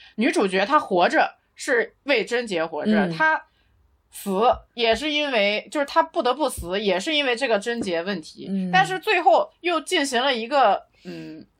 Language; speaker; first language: Chinese; native; Chinese